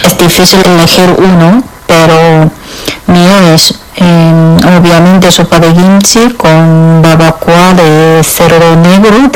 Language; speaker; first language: Spanish; non-native, learner; Korean